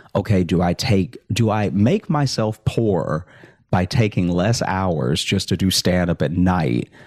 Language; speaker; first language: English; native; English